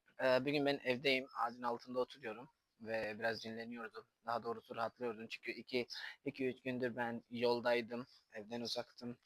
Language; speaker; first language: Turkish; non-native, fluent; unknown